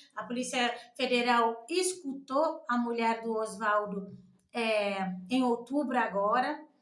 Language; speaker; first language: Portuguese; non-native, local second language; Kabuverdianu